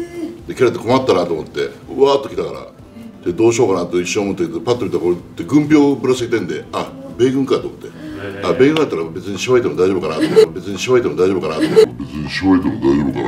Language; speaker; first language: Japanese; native; Japanese